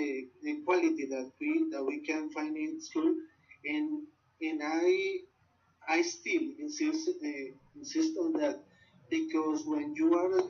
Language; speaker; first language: English; non-native, learner; Spanish